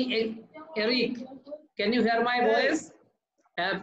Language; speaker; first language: English; non-native, learner; Bangla